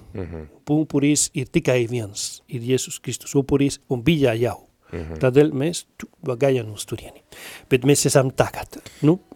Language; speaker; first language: Latvian; non-native, fluent; Spanish